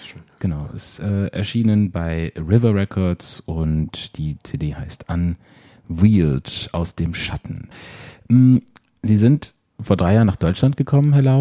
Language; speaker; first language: German; native; German